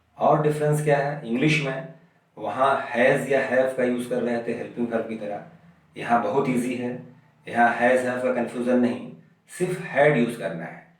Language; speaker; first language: Hindi; native; Hindi